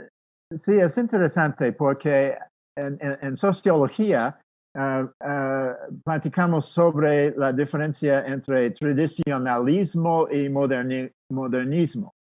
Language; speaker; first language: Spanish; non-native, fluent; English